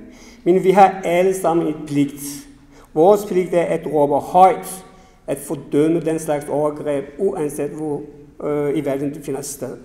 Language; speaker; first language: Danish; non-native, fluent; Kurdish